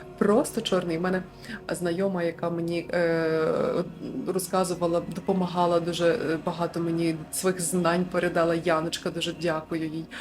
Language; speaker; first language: Ukrainian; non-native, local second language; Russian